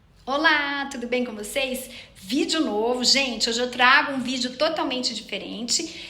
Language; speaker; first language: Portuguese; native; Portuguese